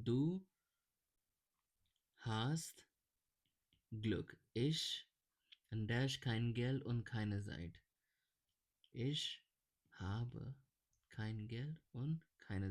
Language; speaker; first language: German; non-native, learner; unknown